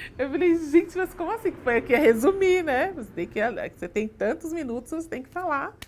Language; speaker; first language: Portuguese; native; Portuguese